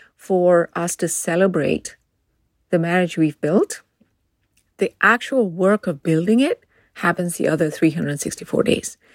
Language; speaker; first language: English; non-native, local second language; Tamil